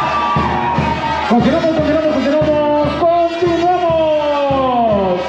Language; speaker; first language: Spanish; native; Spanish